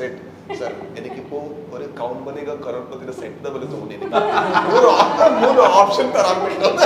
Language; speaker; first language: Malayalam; non-native, learner; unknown